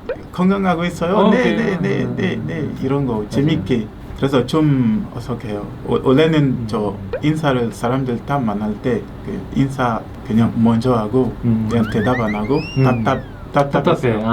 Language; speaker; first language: Korean; non-native, learner; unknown